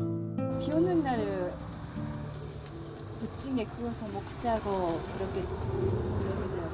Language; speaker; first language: Korean; non-native, fluent; Japanese